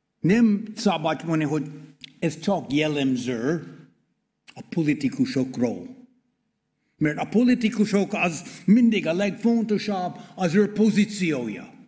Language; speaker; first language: Hungarian; non-native, learner; English